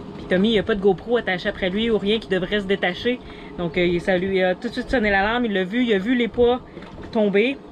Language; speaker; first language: French; native; French